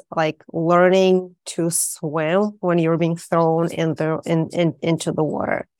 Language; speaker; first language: English; non-native, fluent; Russian